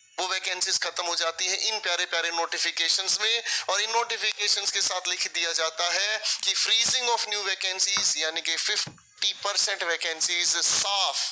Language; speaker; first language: Hindi; native; Hindi